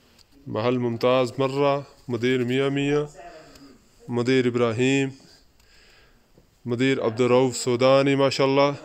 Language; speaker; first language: Arabic; non-native, learner; Urdu